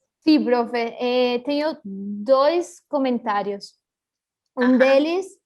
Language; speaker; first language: Portuguese; early bilingual, heritage; Portuguese